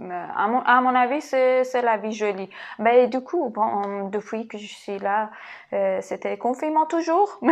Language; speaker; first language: French; non-native, learner; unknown